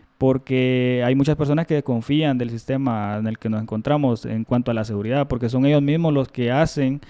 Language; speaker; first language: Spanish; native; Spanish